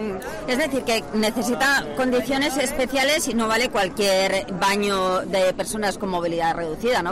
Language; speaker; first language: Spanish; native; Spanish